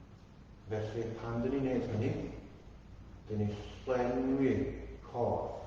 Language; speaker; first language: Welsh; non-native, fluent; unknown